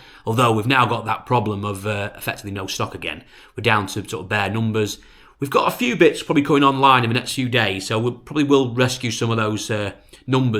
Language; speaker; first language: English; native; English